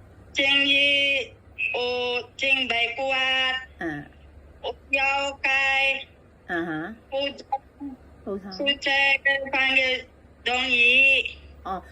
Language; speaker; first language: Cantonese; non-native, learner; Indonesian